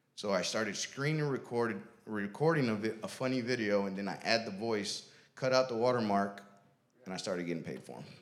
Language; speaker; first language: English; native; English